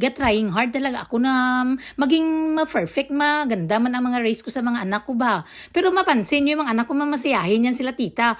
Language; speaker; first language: Filipino; non-native, local second language; Hiligaynon